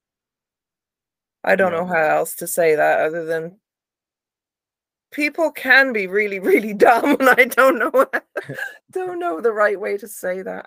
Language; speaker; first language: English; native; English